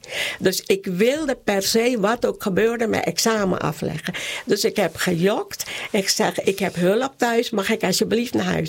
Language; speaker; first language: Dutch; non-native, local second language; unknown